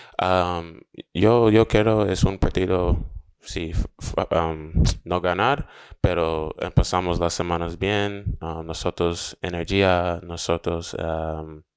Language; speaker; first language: Spanish; non-native, learner; English